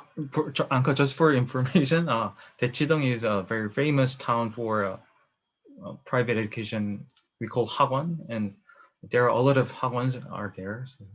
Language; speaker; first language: English; non-native, learner; Korean